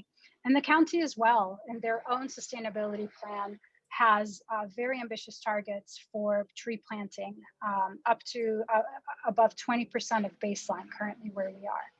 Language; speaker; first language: English; native; English